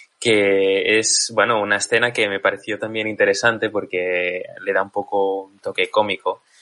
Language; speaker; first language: Spanish; native; Spanish